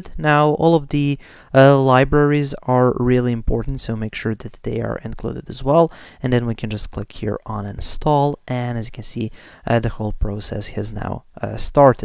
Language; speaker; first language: English; non-native, fluent; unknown